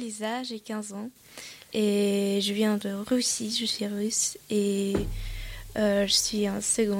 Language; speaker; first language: French; non-native, learner; Russian